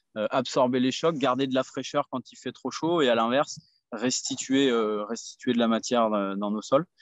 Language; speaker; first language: French; native; French